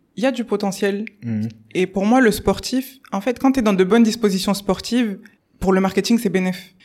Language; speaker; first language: French; native; French